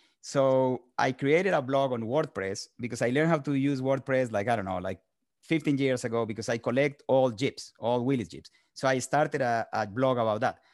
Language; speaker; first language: English; non-native, fluent; Spanish